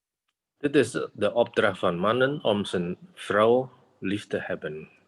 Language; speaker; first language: Dutch; non-native, fluent; Indonesian